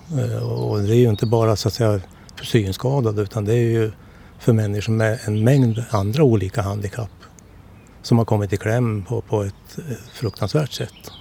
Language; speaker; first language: Swedish; native; Swedish